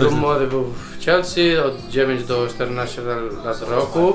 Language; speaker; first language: Polish; non-native, learner; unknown